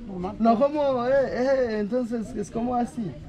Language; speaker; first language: Spanish; non-native, learner; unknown